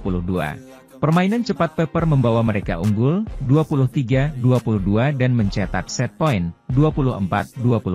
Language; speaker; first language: Indonesian; native; Indonesian